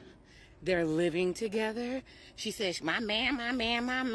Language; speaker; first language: English; native; English